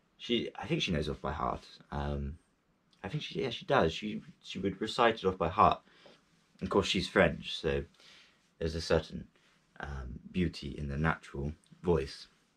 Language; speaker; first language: English; native; English